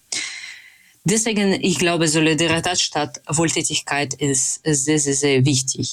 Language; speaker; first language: German; non-native, fluent; Russian